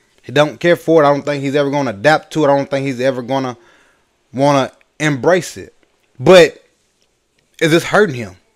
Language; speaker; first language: English; native; English